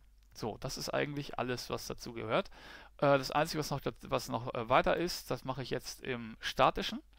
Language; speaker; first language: German; native; German